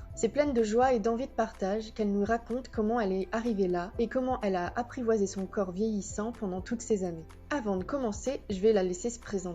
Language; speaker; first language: French; native; French